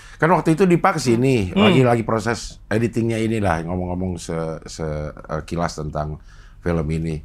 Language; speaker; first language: Indonesian; native; Indonesian